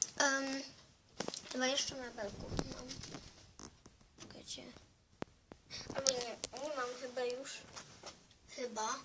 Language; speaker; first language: Polish; early bilingual, heritage; Polish